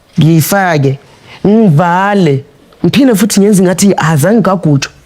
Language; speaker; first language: Zulu; non-native, local second language; Tsonga